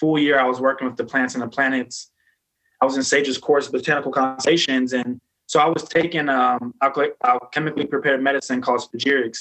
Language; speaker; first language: English; native; English